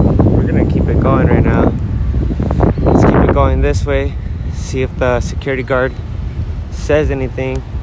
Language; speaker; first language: English; early bilingual, other home language; Spanish